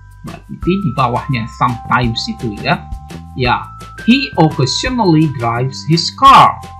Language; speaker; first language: English; non-native, fluent; Indonesian